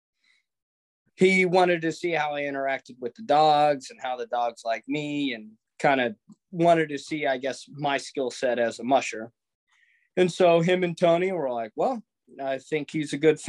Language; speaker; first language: English; native; English